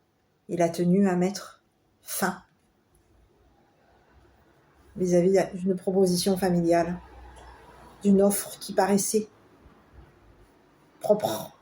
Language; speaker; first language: French; native; French